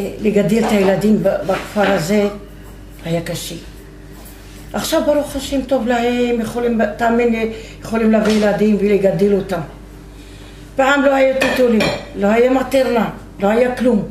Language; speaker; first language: Hebrew; non-native, fluent; Arabic